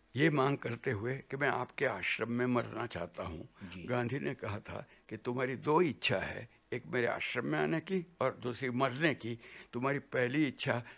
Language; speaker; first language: Hindi; non-native, local second language; Gujarati